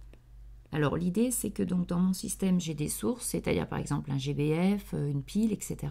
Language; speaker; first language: French; native; French